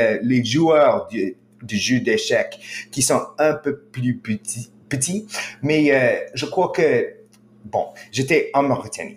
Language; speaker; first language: French; non-native, fluent; English